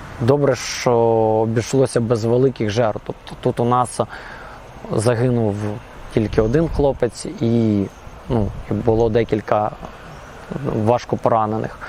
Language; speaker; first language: Ukrainian; native; Ukrainian